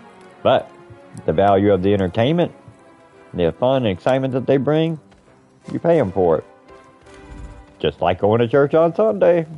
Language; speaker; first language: English; native; English